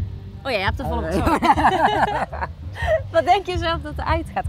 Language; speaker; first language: Dutch; native; Dutch